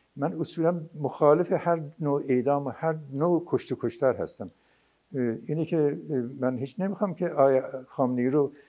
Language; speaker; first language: Persian; non-native, local second language; Azerbaijani